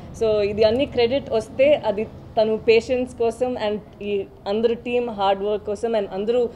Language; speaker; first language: Telugu; non-native, learner; Tamil